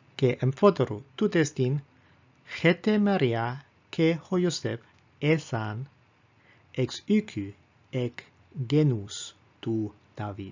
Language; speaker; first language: Greek; non-native, fluent; English